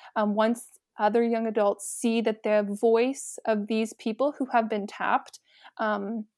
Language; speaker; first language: English; native; English